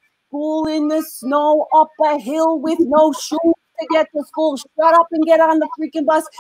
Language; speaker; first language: English; native; English